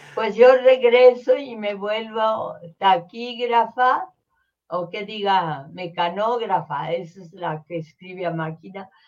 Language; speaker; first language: Spanish; early bilingual, other home language; French